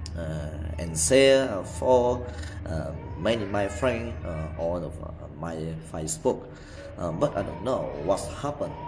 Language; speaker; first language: English; non-native, learner; Vietnamese